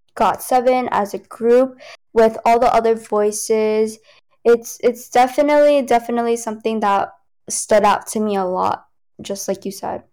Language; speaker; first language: English; early bilingual, other home language; Cantonese